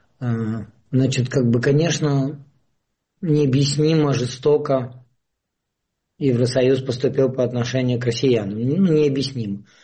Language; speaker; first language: Russian; native; Russian